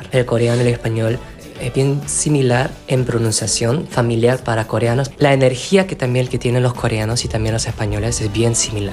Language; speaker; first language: Spanish; non-native, fluent; Korean